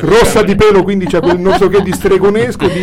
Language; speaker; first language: Italian; native; Italian